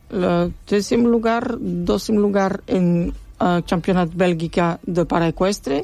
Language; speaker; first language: Spanish; non-native, learner; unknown